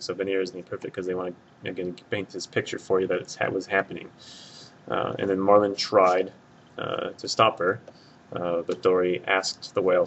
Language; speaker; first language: English; native; English